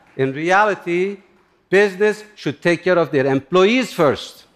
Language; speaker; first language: English; non-native, fluent; Turkish